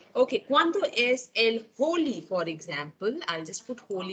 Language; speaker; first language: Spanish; non-native, fluent; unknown